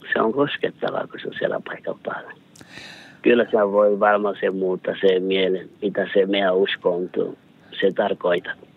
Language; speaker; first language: Finnish; non-native, learner; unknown